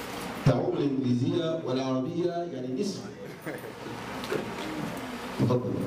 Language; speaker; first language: Arabic; non-native, learner; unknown